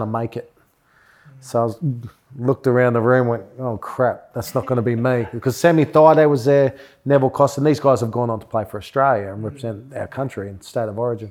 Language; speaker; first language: English; native; English